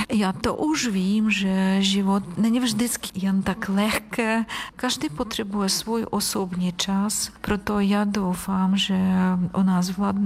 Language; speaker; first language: Czech; non-native, learner; Ukrainian